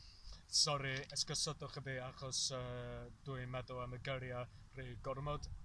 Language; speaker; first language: Welsh; non-native, learner; English